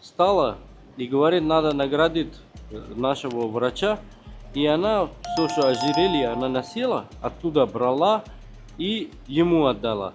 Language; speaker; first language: Russian; non-native, fluent; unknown